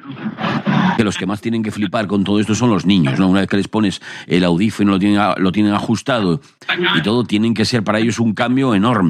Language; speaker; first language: Spanish; native; Spanish